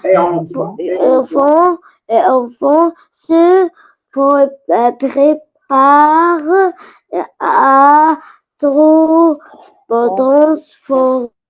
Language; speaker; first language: French; non-native, learner; Arabic